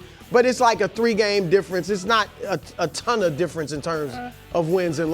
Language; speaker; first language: English; native; English